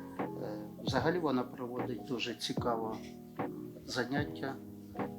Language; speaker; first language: Ukrainian; non-native, local second language; Russian